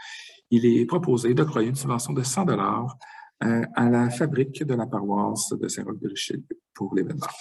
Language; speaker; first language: French; native; French